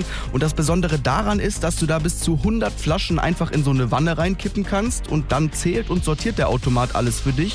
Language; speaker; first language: German; native; German